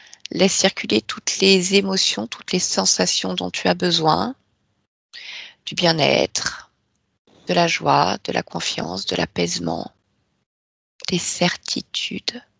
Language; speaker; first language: French; native; French